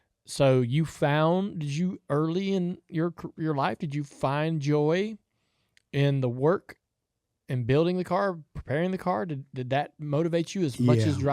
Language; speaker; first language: English; native; English